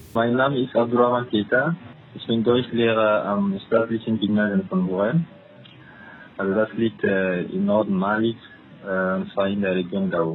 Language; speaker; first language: German; non-native, fluent; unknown